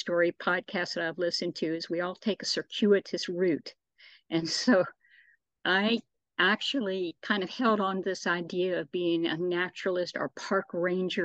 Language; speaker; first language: English; native; English